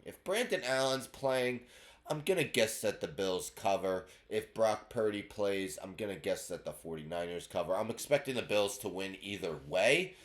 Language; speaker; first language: English; native; English